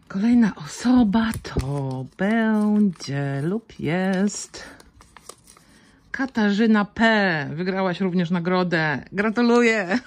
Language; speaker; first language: Polish; native; Polish